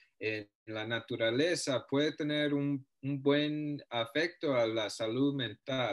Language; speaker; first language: Spanish; non-native, fluent; English